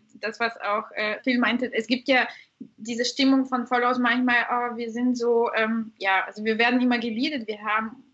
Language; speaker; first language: German; non-native, fluent; Bulgarian